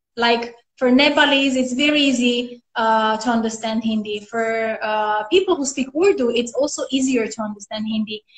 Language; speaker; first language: English; non-native, fluent; Armenian